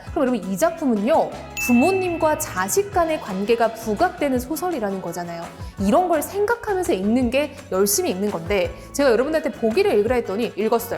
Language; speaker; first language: Korean; native; Korean